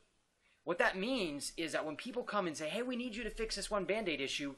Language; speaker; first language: English; native; English